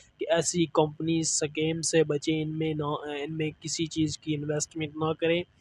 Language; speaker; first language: Urdu; non-native, local second language; Punjabi